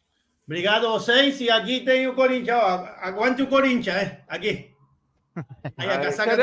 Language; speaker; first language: Portuguese; non-native, learner; Spanish